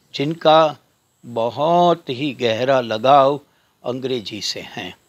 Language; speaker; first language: Hindi; non-native, local second language; Gujarati